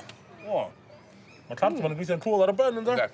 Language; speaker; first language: Welsh; native; Welsh